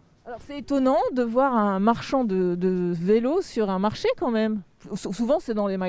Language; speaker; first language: French; native; French